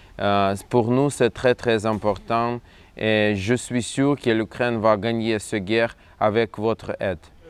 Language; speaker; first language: French; non-native, fluent; Russian